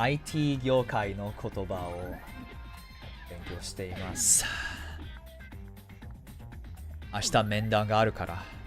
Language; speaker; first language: Japanese; non-native, learner; English